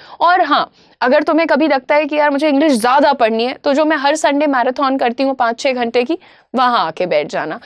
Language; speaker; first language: Hindi; native; Hindi